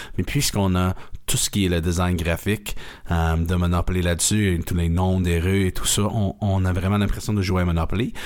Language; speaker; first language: French; native; French